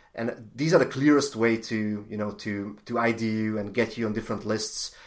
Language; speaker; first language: English; non-native, fluent; Hungarian